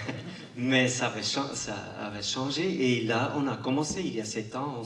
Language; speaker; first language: French; non-native, local second language; German